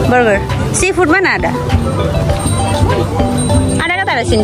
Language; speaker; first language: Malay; non-native, learner; Nepali